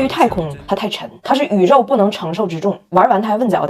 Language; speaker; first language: Chinese; native; Chinese